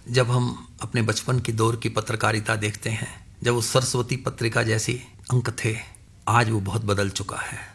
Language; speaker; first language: Hindi; non-native, local second language; Punjabi